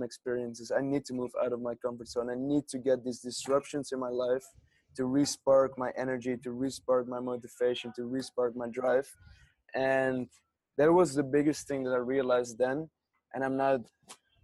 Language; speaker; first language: English; non-native, fluent; Dutch